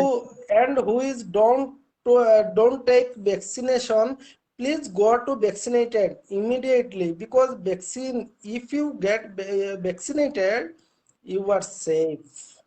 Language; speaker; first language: English; non-native, learner; Bangla